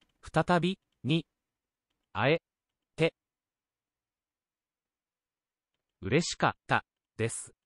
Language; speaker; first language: Japanese; non-native, learner; English